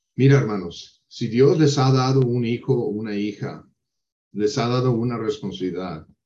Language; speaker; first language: Spanish; non-native, fluent; English